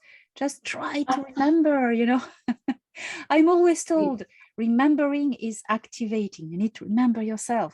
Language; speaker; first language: English; non-native, fluent; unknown